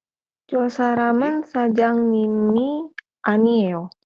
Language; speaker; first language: Korean; non-native, learner; Indonesian